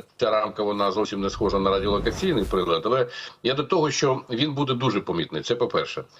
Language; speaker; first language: Ukrainian; non-native, local second language; Russian